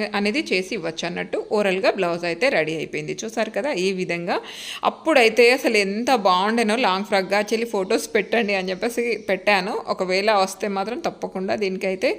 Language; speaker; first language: Telugu; native; Telugu